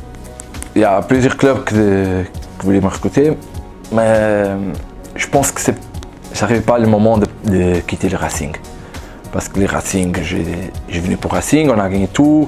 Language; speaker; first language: French; non-native, fluent; Portuguese